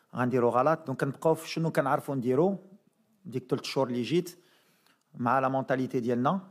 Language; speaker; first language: Arabic; early bilingual, heritage; Arabic